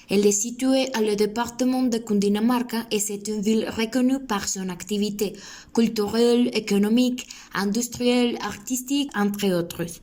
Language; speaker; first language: French; non-native, learner; Spanish